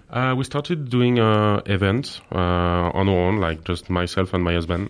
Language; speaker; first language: English; non-native, fluent; French